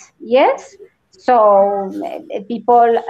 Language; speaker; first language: English; non-native, learner; Spanish